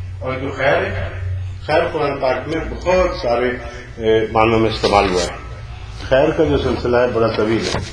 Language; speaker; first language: Urdu; native; Urdu